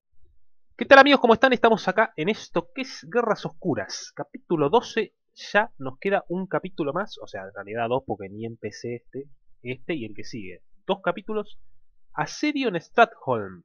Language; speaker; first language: Spanish; native; Spanish